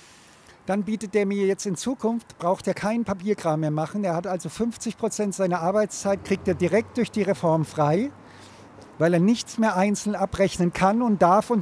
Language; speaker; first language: German; native; German